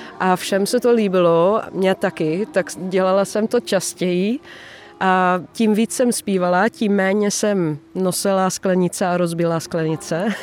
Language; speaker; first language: Czech; non-native, fluent; Dutch